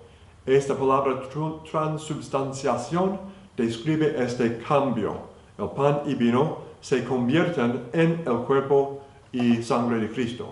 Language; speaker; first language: Spanish; non-native, fluent; English